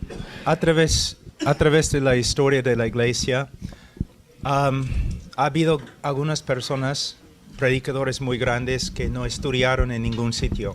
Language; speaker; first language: Spanish; non-native, fluent; English